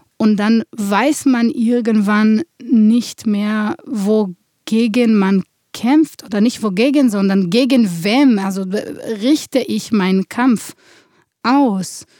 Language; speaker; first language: German; non-native, fluent; Hebrew